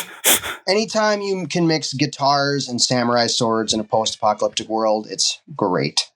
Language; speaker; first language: English; native; English